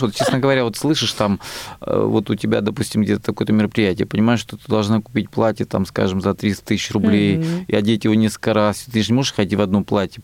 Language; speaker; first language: Russian; native; Russian